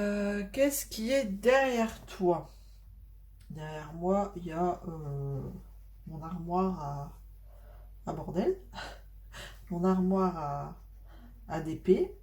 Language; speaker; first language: French; native; French